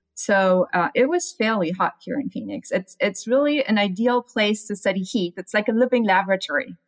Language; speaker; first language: English; non-native, fluent; German